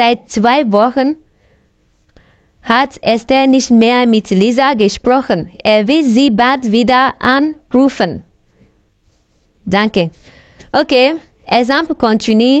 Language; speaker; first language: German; non-native, fluent; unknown